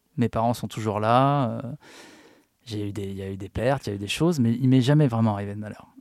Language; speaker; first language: French; native; French